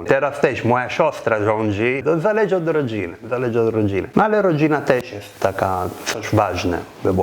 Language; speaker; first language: Polish; non-native, fluent; Italian